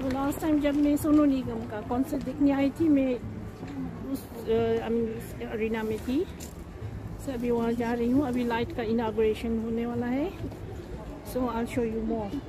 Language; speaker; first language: Hindi; non-native, local second language; Tibetan